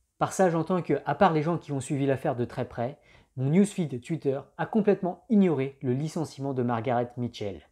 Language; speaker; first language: French; native; French